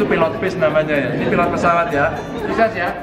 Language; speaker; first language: Indonesian; non-native, local second language; Javanese